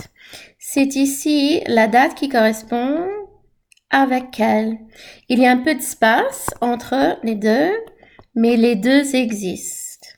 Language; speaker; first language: French; non-native, fluent; English